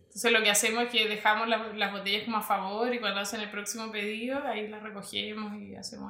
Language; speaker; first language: Spanish; native; Spanish